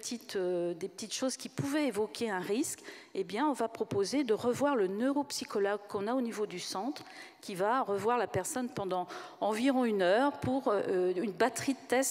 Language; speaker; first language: French; native; French